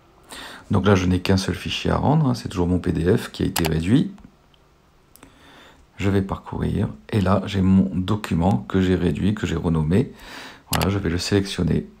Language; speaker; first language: French; native; French